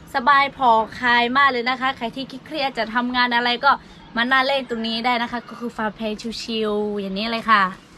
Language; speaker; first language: Thai; non-native, local second language; Lahu